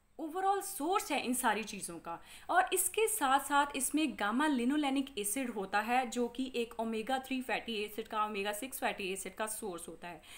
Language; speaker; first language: Hindi; non-native, local second language; Punjabi